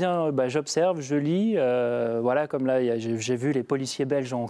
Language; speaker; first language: French; native; French